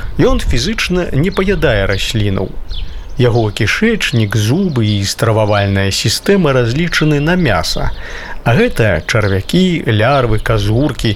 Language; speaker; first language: Belarusian; native; Belarusian